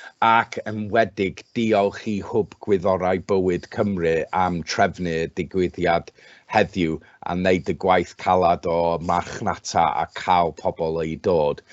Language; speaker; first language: Welsh; non-native, local second language; English